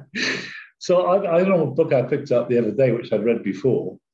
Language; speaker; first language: English; native; English